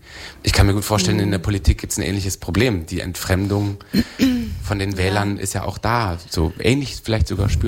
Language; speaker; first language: German; native; German